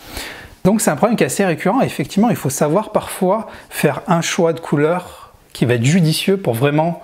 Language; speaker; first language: French; native; French